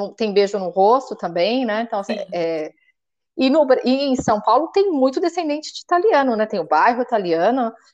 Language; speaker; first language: Portuguese; native; Portuguese